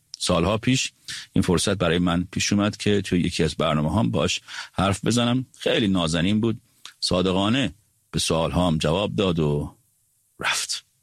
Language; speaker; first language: Persian; native; Persian